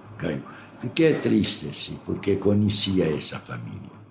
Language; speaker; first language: Portuguese; non-native, fluent; Arabic